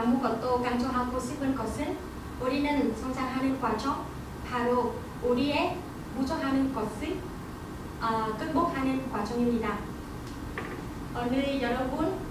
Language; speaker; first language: Korean; non-native, learner; Vietnamese